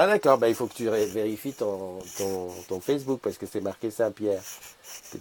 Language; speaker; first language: French; native; French